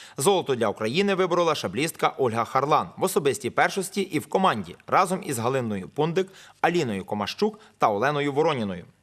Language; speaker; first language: Ukrainian; native; Ukrainian